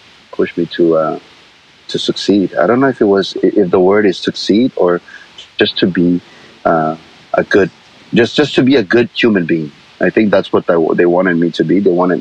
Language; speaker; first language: English; non-native, fluent; Spanish